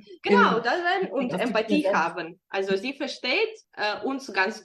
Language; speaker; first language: German; non-native, fluent; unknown